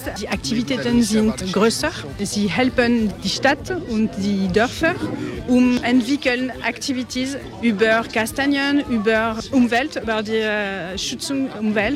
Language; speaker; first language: German; non-native, learner; French